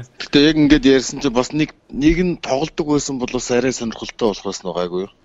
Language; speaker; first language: Mongolian; native; Mongolian